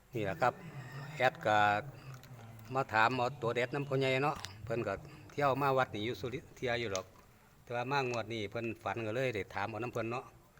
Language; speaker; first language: Thai; native; Thai